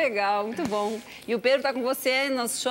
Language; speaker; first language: Portuguese; native; Portuguese